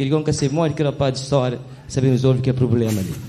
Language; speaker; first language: Portuguese; non-native, local second language; Kabuverdianu